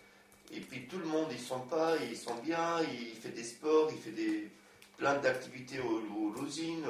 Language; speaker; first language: French; non-native, learner; Romanian